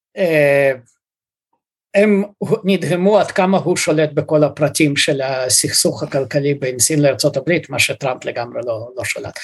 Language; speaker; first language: Hebrew; early bilingual, other home language; Russian